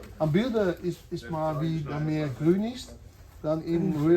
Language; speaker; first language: German; non-native, learner; Dutch